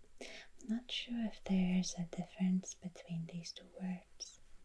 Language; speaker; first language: English; non-native, fluent; German